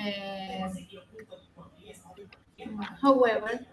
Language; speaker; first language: English; non-native, learner; Spanish